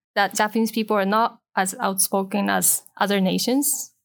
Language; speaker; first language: English; non-native, fluent; Japanese